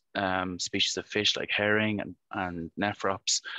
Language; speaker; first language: English; native; English